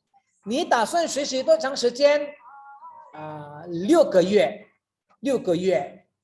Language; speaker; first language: Chinese; non-native, fluent; Indonesian